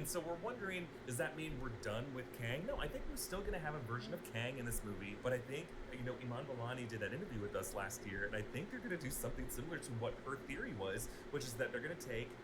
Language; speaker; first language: English; native; English